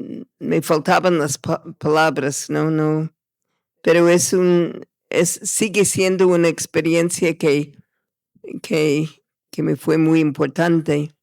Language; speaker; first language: Spanish; non-native, fluent; English